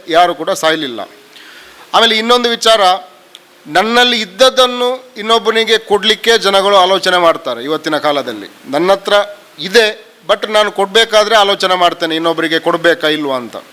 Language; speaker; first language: Kannada; native; Kannada